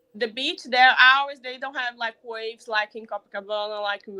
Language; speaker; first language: English; non-native, learner; Portuguese